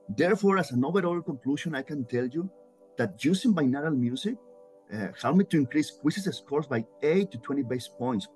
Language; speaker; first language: English; non-native, fluent; Spanish